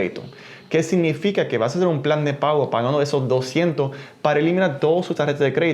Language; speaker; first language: Spanish; early bilingual, heritage; Spanish